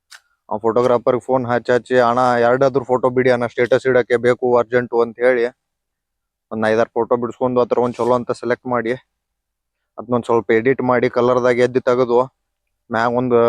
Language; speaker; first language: Kannada; native; Kannada